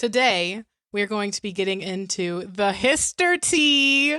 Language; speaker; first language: English; native; English